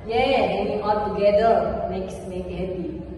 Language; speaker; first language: English; non-native, learner; Indonesian